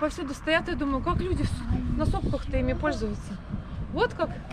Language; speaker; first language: Russian; native; Russian